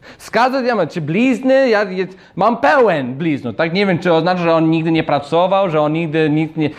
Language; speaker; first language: Polish; non-native, fluent; English